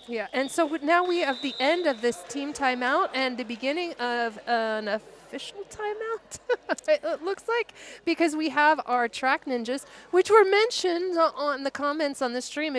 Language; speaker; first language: English; native; English